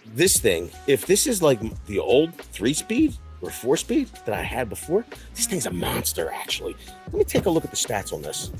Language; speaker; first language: English; native; English